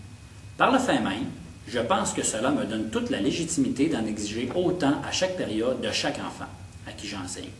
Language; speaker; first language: French; native; French